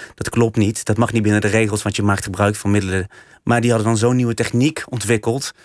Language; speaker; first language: Dutch; native; Dutch